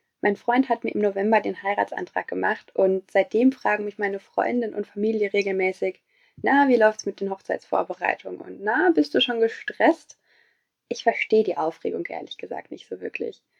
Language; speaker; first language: German; native; German